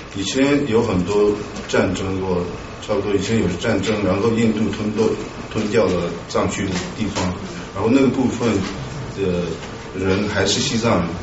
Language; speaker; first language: Chinese; non-native, local second language; Tibetan